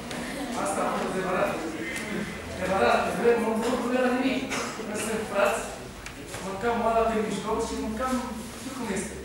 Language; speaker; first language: Romanian; non-native, learner; Hebrew